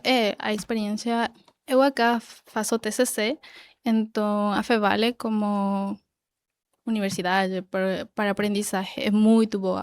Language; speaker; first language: Portuguese; non-native, learner; Spanish